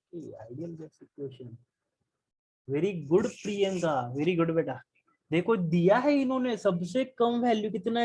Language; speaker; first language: Hindi; non-native, local second language; Marathi